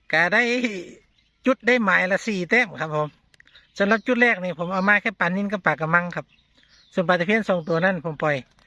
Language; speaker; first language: Thai; non-native, local second language; Northeastern Thai